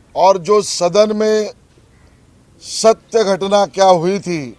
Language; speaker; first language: Hindi; non-native, local second language; Marathi